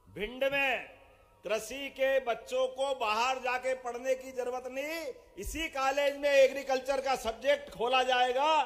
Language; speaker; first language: Hindi; native; Hindi